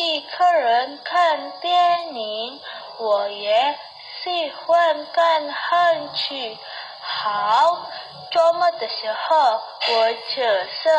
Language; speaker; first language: Chinese; non-native, learner; Indonesian